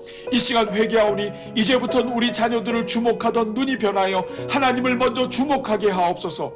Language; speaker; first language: Korean; native; Korean